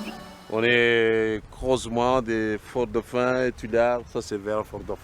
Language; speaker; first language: French; non-native, local second language; Malagasy